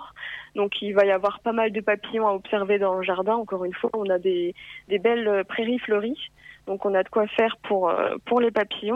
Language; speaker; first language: French; native; French